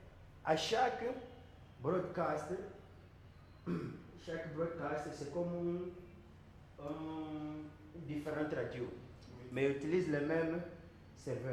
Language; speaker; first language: French; non-native, learner; Portuguese